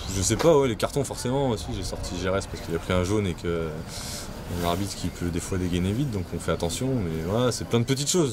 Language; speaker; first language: French; native; French